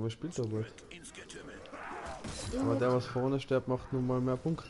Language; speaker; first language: German; native; German